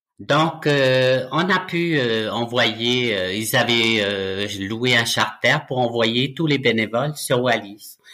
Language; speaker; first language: French; native; French